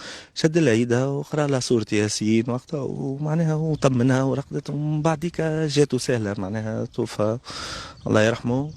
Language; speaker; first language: Arabic; native; Arabic